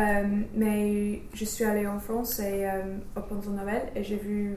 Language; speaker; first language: French; non-native, learner; English